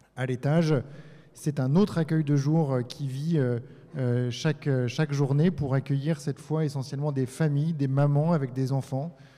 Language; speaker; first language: French; native; French